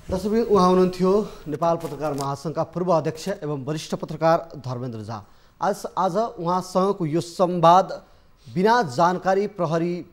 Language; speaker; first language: Nepali; native; Nepali